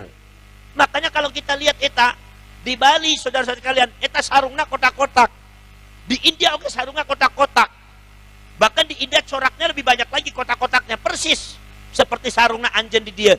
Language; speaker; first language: Indonesian; non-native, local second language; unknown